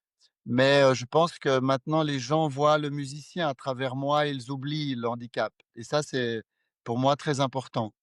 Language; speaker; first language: French; non-native, fluent; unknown